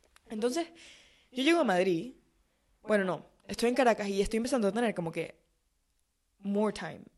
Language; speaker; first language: Spanish; native; Spanish